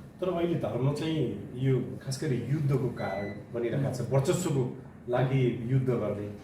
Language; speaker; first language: Nepali; native; Nepali